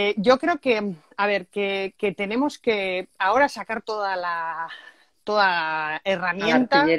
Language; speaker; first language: Spanish; native; Spanish